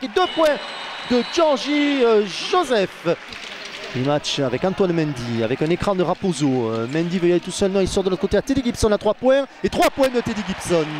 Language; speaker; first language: French; native; French